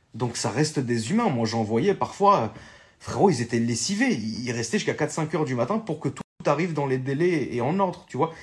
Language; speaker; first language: French; native; French